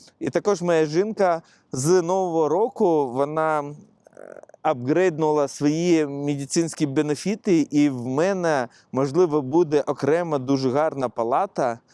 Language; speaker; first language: Ukrainian; non-native, local second language; Russian